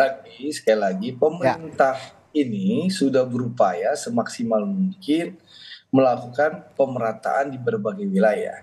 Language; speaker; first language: Indonesian; native; Indonesian